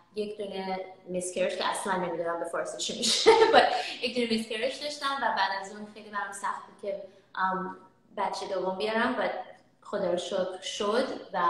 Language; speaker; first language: Persian; early bilingual, heritage; Persian